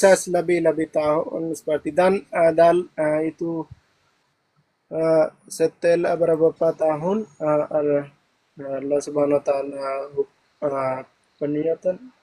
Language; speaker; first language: Indonesian; non-native, learner; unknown